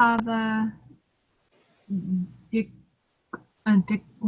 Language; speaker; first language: Arabic; non-native, learner; English